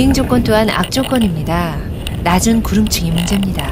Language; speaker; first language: Korean; native; Korean